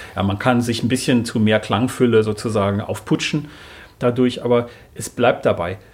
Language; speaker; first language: German; native; German